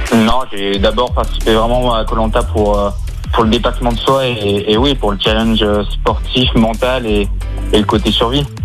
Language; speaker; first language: French; native; French